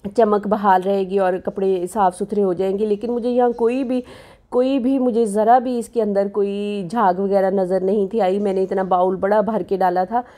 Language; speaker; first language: Urdu; native; Urdu